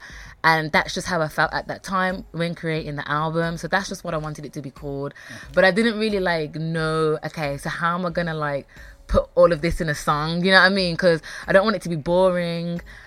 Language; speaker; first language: English; native; English